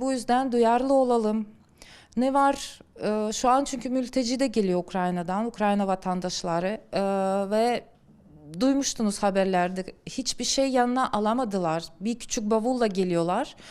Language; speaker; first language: Turkish; non-native, fluent; Ukrainian